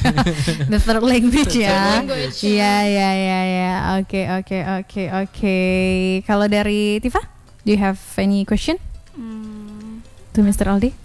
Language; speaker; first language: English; non-native, fluent; Indonesian